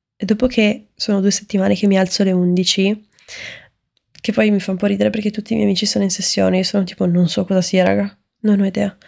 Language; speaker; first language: Italian; native; Italian